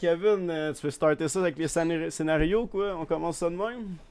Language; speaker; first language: French; native; French